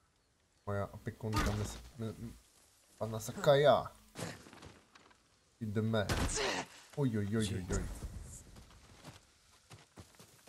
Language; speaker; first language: Polish; native; Polish